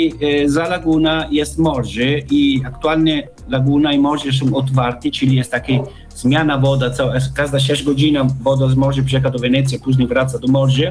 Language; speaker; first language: Polish; non-native, learner; Italian